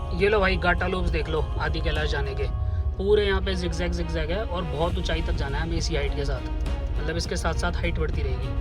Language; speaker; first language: Hindi; native; Hindi